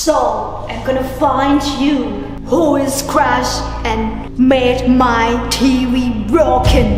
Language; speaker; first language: English; non-native, learner; Thai